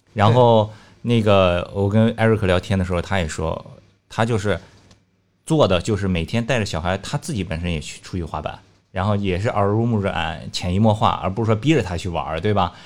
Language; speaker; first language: Chinese; native; Chinese